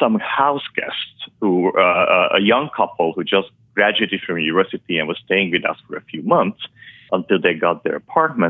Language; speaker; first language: English; non-native, fluent; Hungarian